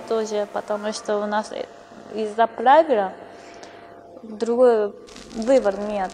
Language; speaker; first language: Russian; non-native, fluent; Japanese